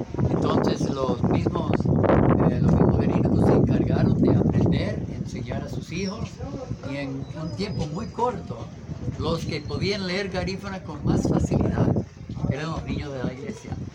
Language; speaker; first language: Spanish; non-native, fluent; English